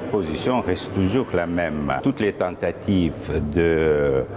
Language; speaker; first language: French; non-native, fluent; Armenian